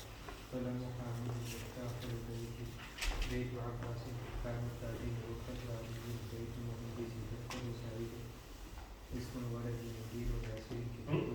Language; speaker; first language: Arabic; non-native, learner; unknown